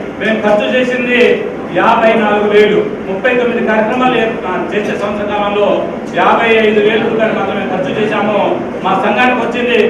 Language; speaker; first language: Telugu; non-native, local second language; Lambadi